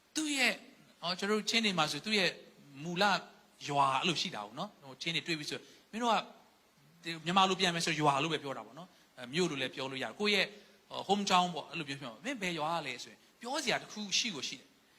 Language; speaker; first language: Burmese; non-native, local second language; Hakha Chin